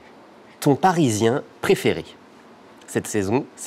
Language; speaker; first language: French; native; French